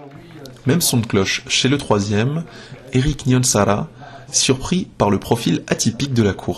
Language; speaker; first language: French; native; French